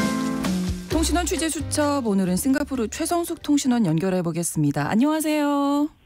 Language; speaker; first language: Korean; native; Korean